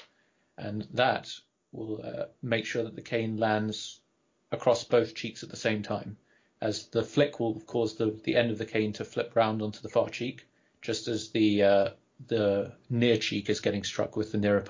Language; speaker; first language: English; native; English